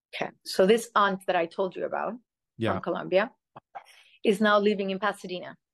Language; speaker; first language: English; early bilingual, other home language; Spanish